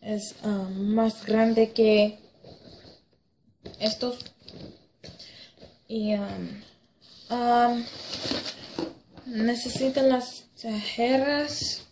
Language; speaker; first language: Spanish; non-native, learner; English